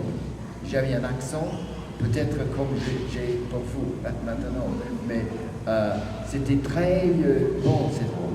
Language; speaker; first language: French; non-native, fluent; English